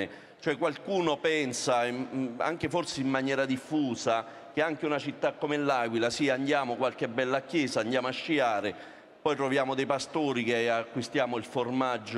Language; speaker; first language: Italian; native; Italian